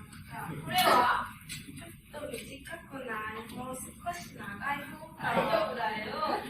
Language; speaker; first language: Japanese; non-native, learner; Korean